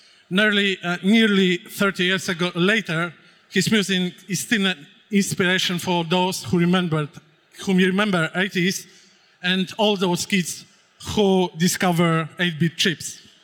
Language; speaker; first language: English; non-native, fluent; Polish